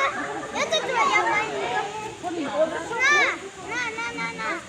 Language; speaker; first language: Russian; non-native, local second language; Uzbek